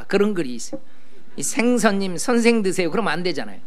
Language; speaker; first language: Korean; native; Korean